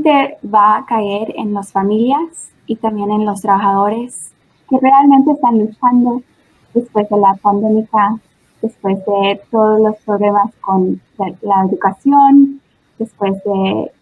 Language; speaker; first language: Spanish; early bilingual, heritage; Spanish